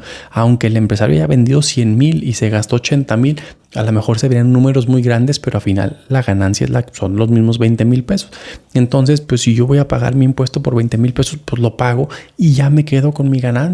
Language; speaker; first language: Spanish; native; Spanish